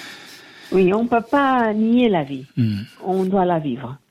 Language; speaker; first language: French; non-native, learner; Portuguese